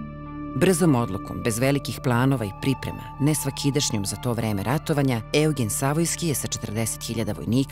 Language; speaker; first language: Serbian; native; Serbian